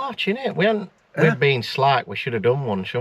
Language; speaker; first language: English; native; English